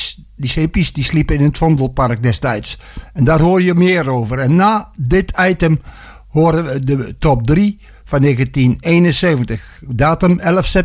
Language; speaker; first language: Dutch; native; Dutch